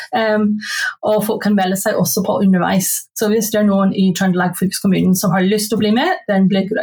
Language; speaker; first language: Norwegian; non-native, fluent; English